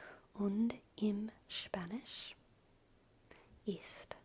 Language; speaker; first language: German; non-native, learner; English